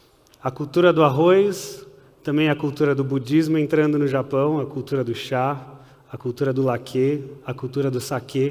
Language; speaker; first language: Portuguese; early bilingual, heritage; Portuguese